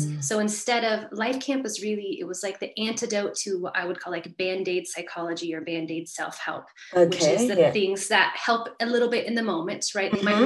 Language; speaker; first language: English; native; English